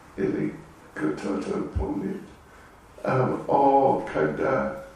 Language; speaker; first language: Russian; non-native, learner; English